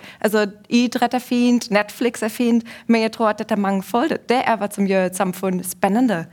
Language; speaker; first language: Norwegian; non-native, fluent; German